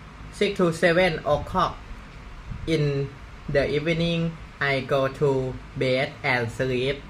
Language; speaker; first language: English; non-native, learner; Thai